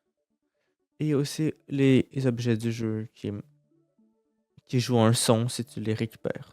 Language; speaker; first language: French; native; French